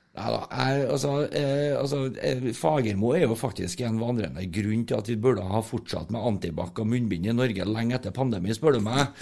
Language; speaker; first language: Norwegian; native; Norwegian